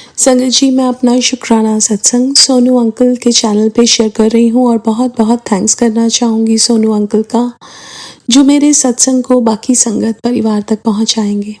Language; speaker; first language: Hindi; native; Hindi